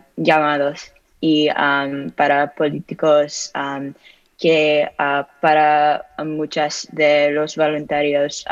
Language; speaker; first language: Spanish; non-native, learner; English